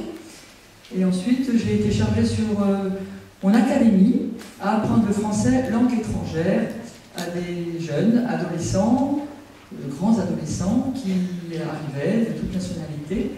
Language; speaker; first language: French; native; French